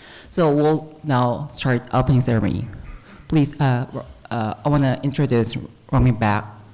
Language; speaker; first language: English; non-native, fluent; Korean